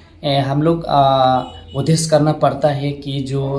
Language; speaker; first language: Hindi; non-native, local second language; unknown